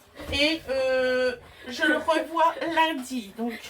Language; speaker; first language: French; native; French